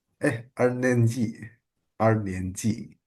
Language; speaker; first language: Chinese; non-native, learner; Indonesian